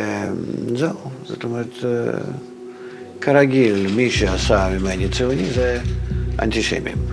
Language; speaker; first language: Hebrew; non-native, fluent; Russian